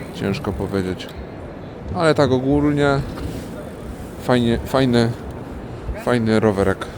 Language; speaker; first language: Polish; native; Polish